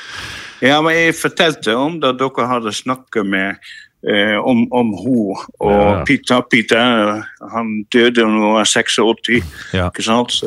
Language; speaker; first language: Norwegian; non-native, fluent; Dutch